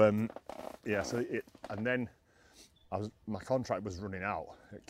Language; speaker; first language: English; native; English